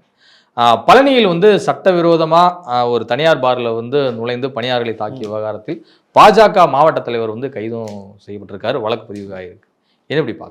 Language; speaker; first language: Tamil; native; Tamil